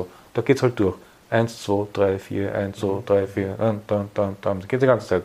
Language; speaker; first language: German; native; German